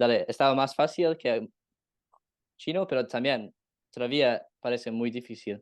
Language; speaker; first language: Spanish; non-native, learner; English